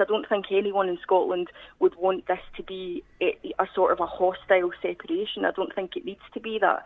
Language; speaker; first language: English; native; English